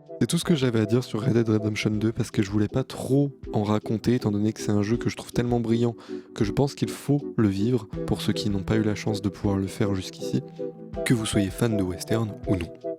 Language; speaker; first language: French; native; French